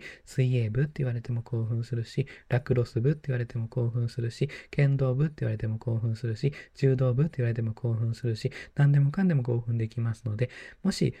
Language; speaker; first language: Japanese; native; Japanese